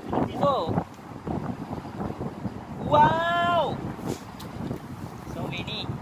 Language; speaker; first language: English; non-native, learner; Filipino